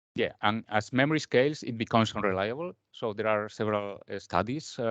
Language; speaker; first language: English; non-native, fluent; Galician